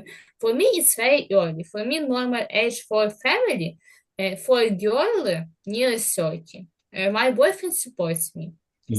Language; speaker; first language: English; non-native, learner; Ukrainian